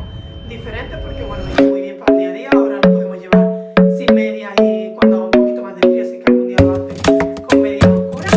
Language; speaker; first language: Spanish; native; Spanish